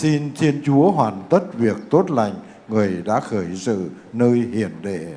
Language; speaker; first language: Vietnamese; native; Vietnamese